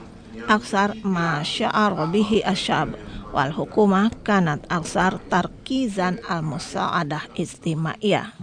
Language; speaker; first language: Arabic; non-native, fluent; Indonesian